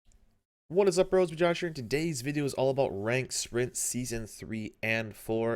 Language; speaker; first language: English; native; English